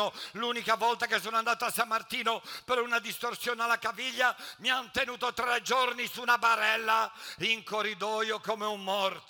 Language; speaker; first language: Italian; native; Italian